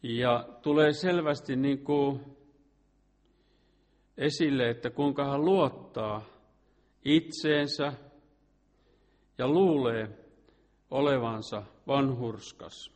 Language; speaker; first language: Finnish; native; Finnish